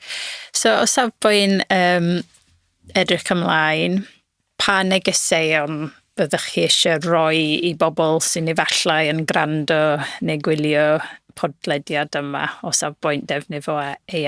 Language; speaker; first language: Welsh; non-native, local second language; English